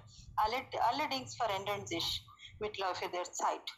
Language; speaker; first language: German; non-native, learner; Hindi